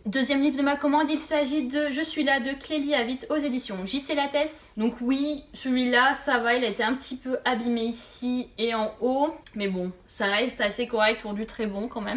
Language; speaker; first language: French; native; French